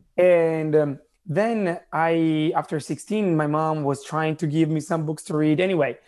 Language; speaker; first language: English; non-native, fluent; Italian